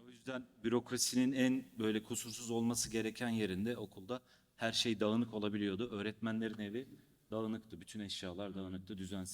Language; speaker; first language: Turkish; native; Turkish